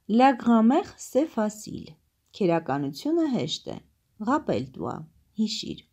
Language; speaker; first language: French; non-native, fluent; Armenian